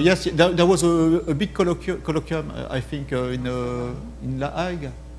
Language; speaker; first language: English; non-native, fluent; French